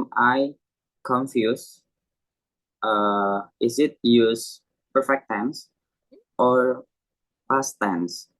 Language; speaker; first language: English; non-native, learner; Indonesian